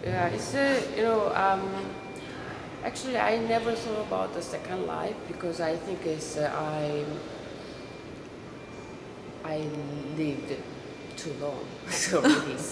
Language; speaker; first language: English; non-native, learner; Korean